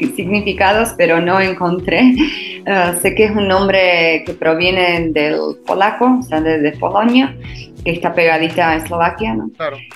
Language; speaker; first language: Spanish; non-native, fluent; Slovak